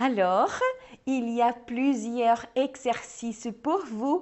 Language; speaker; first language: French; non-native, fluent; Portuguese